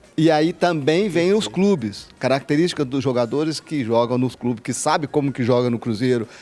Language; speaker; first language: Portuguese; native; Portuguese